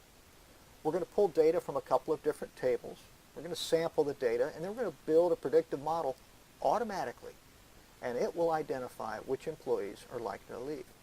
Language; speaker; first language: English; native; English